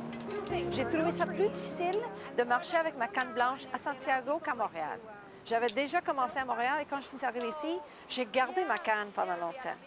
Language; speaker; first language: French; non-native, local second language; English